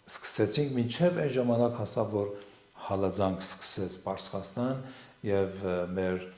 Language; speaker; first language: Armenian; non-native, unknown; Assyrian Neo-Aramaic